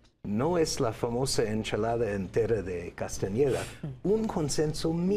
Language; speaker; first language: Spanish; non-native, fluent; English